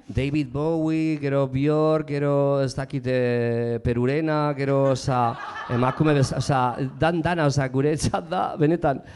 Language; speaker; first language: Basque; non-native, local second language; Spanish